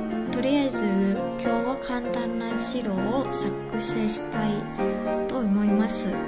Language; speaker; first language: Japanese; non-native, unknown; Vietnamese